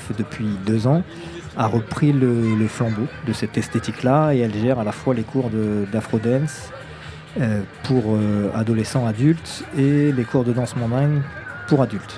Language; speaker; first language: French; native; French